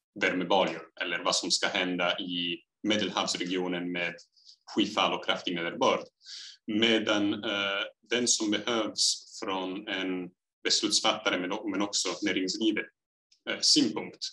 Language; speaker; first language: Swedish; non-native, fluent; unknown